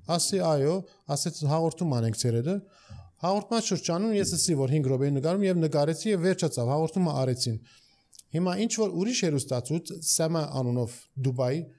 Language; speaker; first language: Armenian; early bilingual, heritage; Armenian